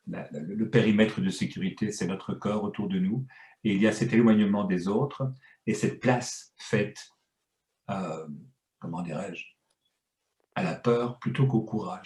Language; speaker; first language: French; native; French